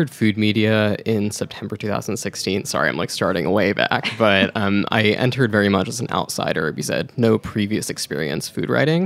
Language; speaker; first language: English; native; English